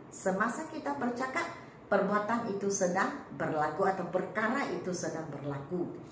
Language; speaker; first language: Malay; native; Malay